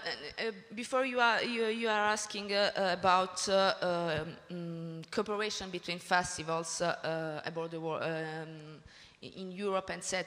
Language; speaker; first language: English; non-native, learner; Italian